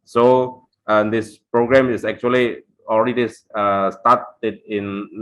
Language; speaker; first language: English; non-native, local second language; Indonesian